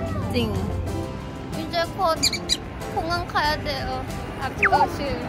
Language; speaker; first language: Korean; non-native, fluent; Thai